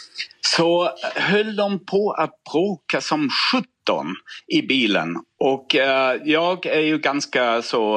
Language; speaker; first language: Swedish; non-native, fluent; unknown